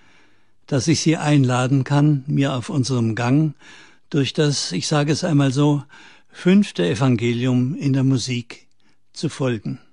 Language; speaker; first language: German; native; German